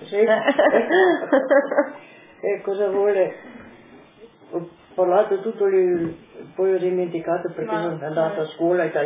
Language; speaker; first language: Italian; non-native, local second language; Slovenian